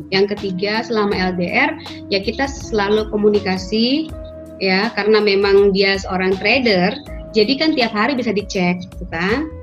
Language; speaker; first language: Indonesian; native; Indonesian